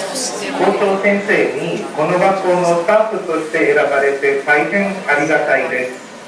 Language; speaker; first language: Japanese; non-native, fluent; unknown